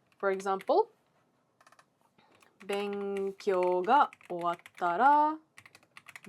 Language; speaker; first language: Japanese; early bilingual, heritage; English